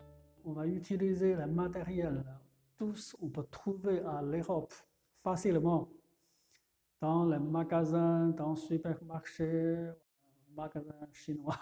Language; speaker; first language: French; non-native, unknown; Chinese